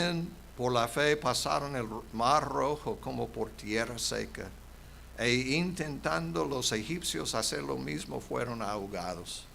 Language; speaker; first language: Spanish; non-native, fluent; English